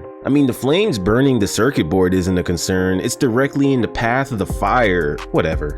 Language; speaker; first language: English; native; English